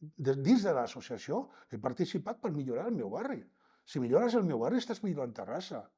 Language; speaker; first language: Catalan; non-native, local second language; Spanish